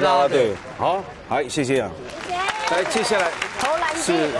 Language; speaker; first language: Chinese; native; Chinese